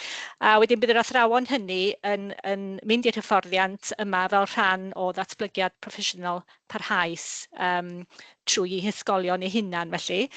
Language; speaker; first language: Welsh; native; Welsh